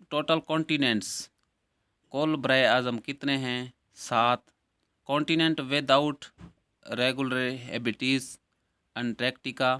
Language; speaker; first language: Urdu; native; Urdu